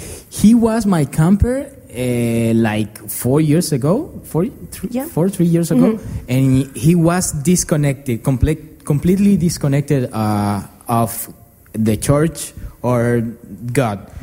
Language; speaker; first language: English; non-native, learner; Spanish